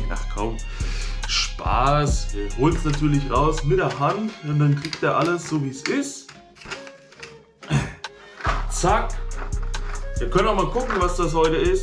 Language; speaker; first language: German; native; German